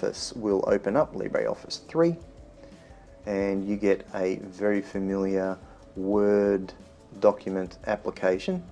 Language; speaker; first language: English; native; English